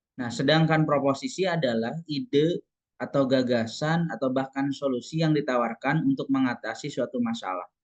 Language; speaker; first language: Indonesian; non-native, local second language; Sundanese